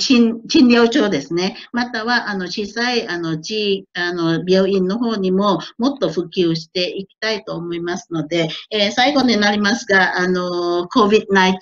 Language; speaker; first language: Japanese; non-native, fluent; Thai